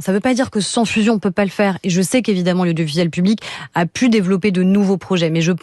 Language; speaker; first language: French; native; French